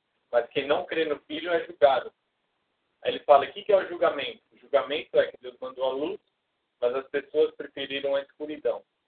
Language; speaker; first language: Portuguese; native; Portuguese